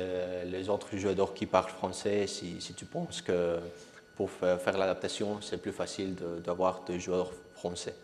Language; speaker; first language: French; non-native, fluent; Spanish